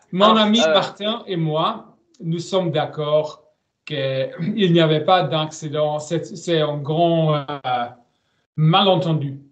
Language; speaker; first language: French; non-native, learner; German